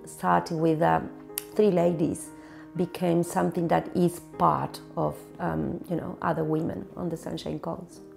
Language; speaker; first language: English; non-native, fluent; Spanish